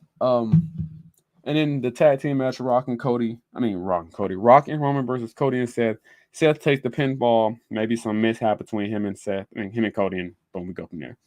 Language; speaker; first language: English; native; English